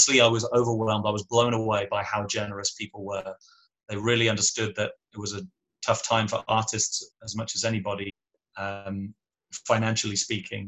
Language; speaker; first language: English; native; English